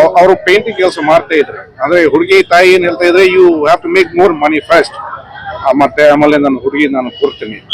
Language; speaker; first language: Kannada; non-native, fluent; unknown